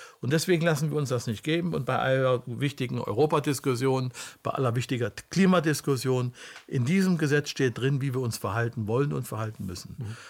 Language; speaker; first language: German; native; German